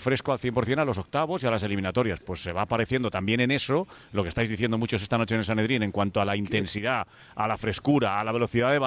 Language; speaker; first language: Spanish; native; Spanish